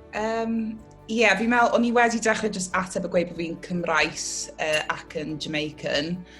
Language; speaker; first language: Welsh; native; Welsh